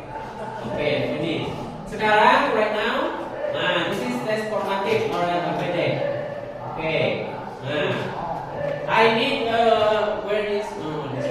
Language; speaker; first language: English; non-native, learner; Indonesian